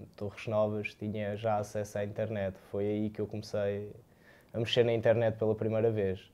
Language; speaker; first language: Portuguese; early bilingual, other home language; Romanian